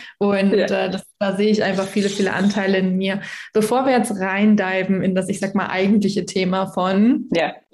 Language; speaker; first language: German; early bilingual, other home language; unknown